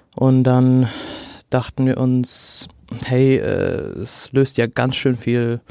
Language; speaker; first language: German; early bilingual, other home language; Arabic